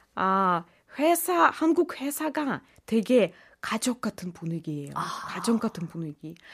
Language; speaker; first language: Korean; non-native, fluent; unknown